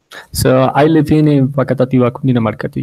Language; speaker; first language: English; non-native, learner; Spanish